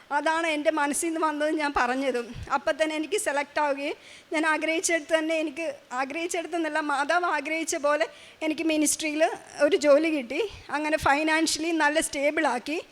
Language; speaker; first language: Malayalam; native; Malayalam